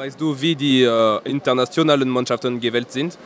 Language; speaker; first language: German; non-native, learner; French